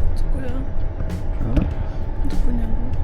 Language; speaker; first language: Korean; non-native, learner; French